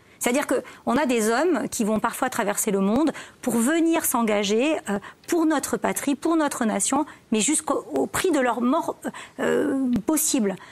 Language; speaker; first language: French; native; French